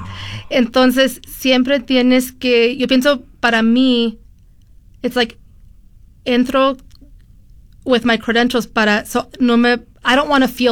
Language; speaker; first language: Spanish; early bilingual, heritage; Spanish